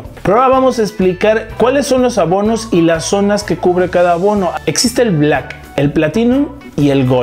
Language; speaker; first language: Spanish; native; Spanish